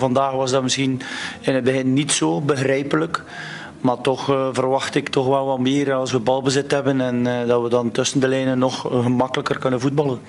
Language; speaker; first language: Dutch; native; Dutch